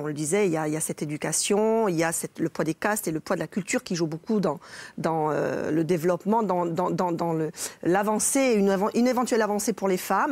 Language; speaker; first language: French; native; French